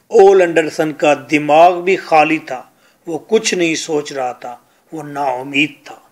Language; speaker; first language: Urdu; non-native, local second language; Punjabi